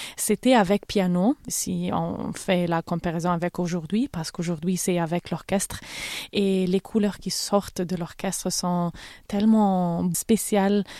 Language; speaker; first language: French; non-native, fluent; Arabic